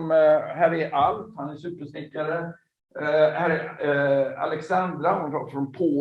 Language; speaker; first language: Swedish; native; Swedish